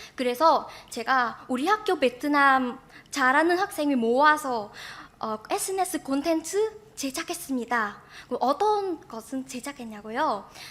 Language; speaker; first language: Korean; non-native, fluent; Vietnamese